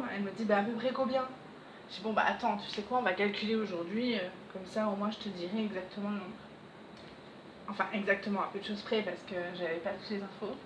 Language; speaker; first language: French; native; French